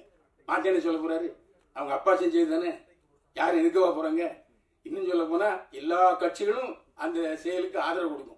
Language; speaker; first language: Tamil; native; Tamil